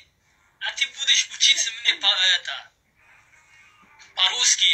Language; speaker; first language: Russian; non-native, learner; Uzbek